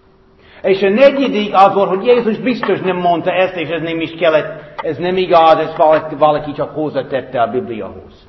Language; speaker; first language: Hungarian; non-native, fluent; English